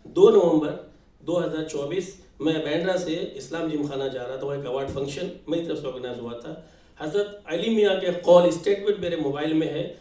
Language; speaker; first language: Urdu; native; Urdu